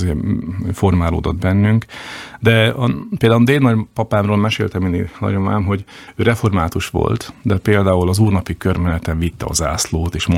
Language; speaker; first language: Hungarian; native; Hungarian